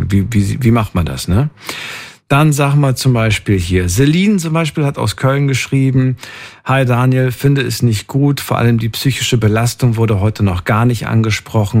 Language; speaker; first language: German; native; German